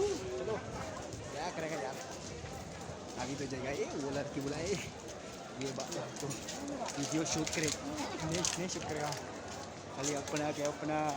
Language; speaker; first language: Hindi; non-native, local second language; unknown